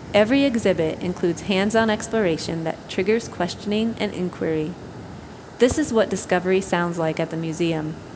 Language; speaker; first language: English; native; English